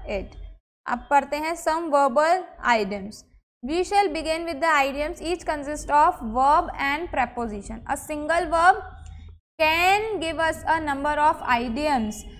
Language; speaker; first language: Hindi; native; Hindi